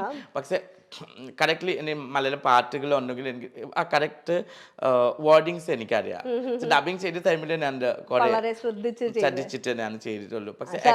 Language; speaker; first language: Malayalam; non-native, fluent; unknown